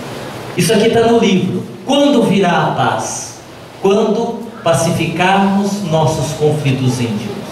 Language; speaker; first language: Portuguese; native; Portuguese